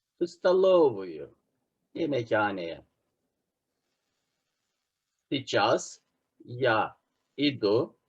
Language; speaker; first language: Russian; non-native, fluent; Turkish